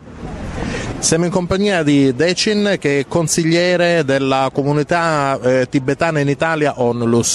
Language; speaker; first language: Italian; native; Italian